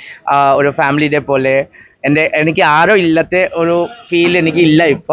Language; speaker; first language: Malayalam; non-native, fluent; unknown